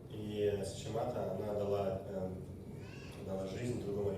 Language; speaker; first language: Russian; native; Russian